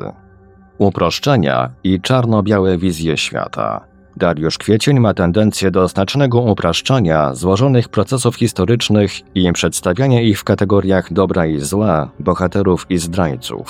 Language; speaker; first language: Polish; native; Polish